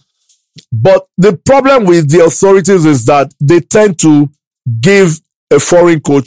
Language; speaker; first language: English; non-native, local second language; Yoruba